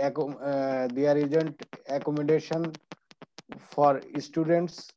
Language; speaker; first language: English; non-native, fluent; Bangla